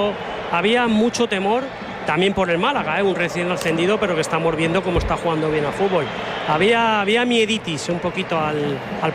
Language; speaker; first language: Spanish; native; Spanish